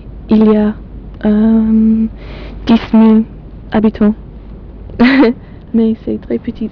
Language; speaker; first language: French; non-native, learner; English